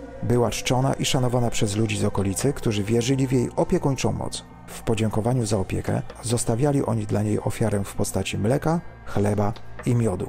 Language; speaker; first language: Polish; native; Polish